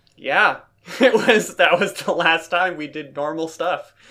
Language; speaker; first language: English; native; English